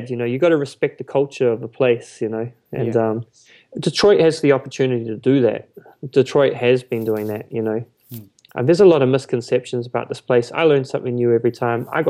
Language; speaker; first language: English; native; English